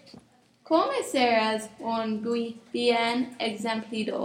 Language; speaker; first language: Spanish; non-native, learner; English